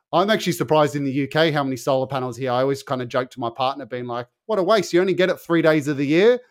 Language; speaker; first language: English; native; English